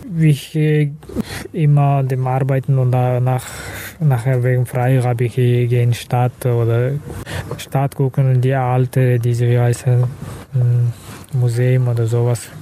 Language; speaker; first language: German; non-native, learner; Kazakh